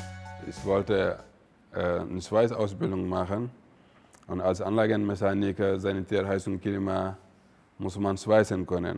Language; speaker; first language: German; non-native, fluent; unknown